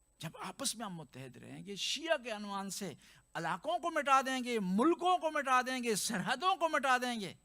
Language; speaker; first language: Urdu; non-native, local second language; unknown